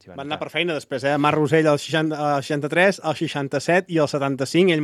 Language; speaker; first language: Catalan; native; Catalan